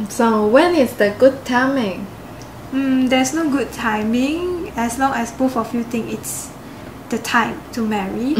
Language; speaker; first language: English; non-native, local second language; Chinese